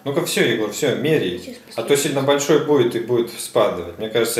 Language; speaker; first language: Russian; native; Russian